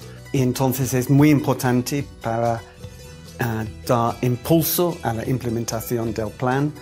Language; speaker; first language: Spanish; non-native, fluent; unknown